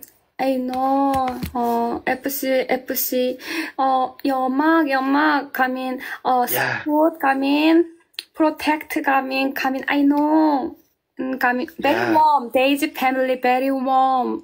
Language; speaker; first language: English; non-native, learner; Thai